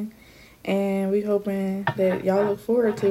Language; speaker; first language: English; native; English